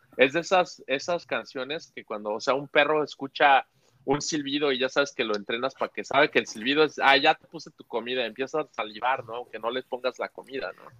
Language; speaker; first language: Spanish; native; Spanish